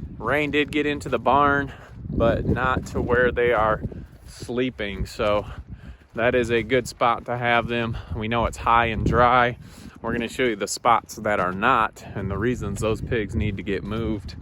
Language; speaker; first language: English; native; English